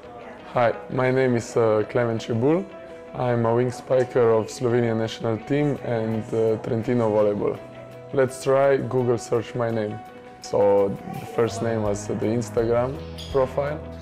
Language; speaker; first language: English; non-native, fluent; Slovenian